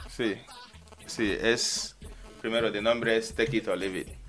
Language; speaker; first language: Spanish; non-native, learner; English